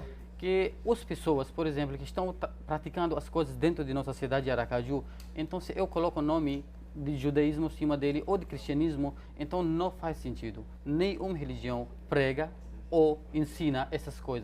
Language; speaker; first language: Portuguese; non-native, fluent; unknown